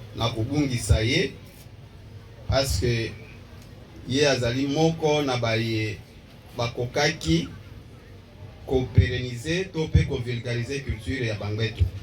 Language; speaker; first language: Lingala; non-native, local second language; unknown